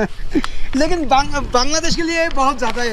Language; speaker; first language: Hindi; non-native, learner; Bangla